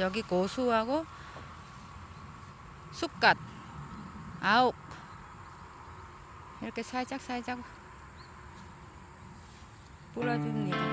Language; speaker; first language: Korean; non-native, learner; Vietnamese